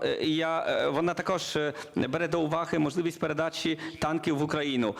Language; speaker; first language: Ukrainian; non-native, learner; Polish